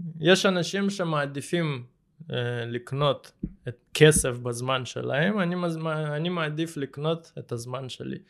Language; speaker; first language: Hebrew; early bilingual, other home language; Russian